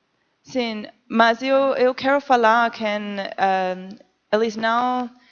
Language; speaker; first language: Portuguese; non-native, learner; English